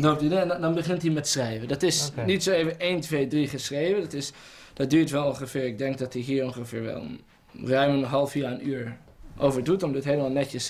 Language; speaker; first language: Dutch; native; Dutch